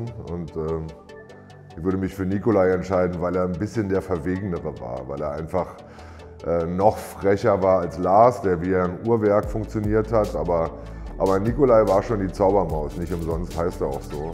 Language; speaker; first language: German; native; German